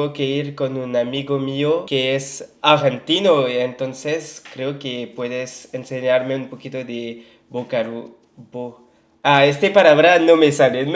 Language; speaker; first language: Spanish; non-native, learner; French